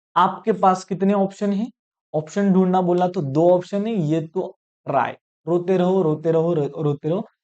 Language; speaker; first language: Hindi; non-native, local second language; Marathi